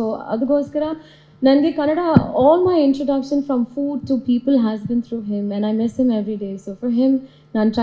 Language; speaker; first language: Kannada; non-native, learner; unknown